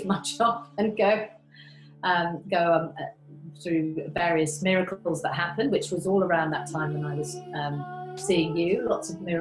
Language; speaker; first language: English; native; English